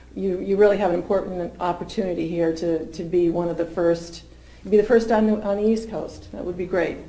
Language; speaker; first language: English; native; English